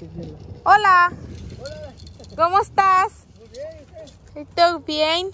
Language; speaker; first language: Spanish; non-native, learner; Bangla